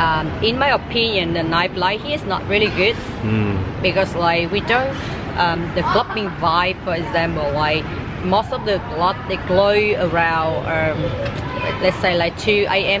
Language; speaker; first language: English; non-native, fluent; Vietnamese